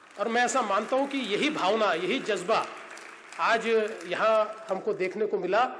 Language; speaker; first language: Hindi; non-native, local second language; Marathi